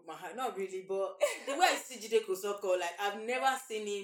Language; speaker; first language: English; non-native, local second language; Igbo